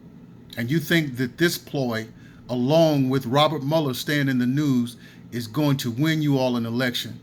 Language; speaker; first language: English; native; English